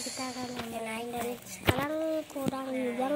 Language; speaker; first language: Indonesian; native; Indonesian